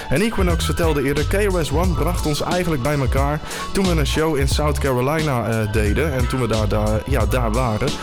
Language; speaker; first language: Dutch; native; Dutch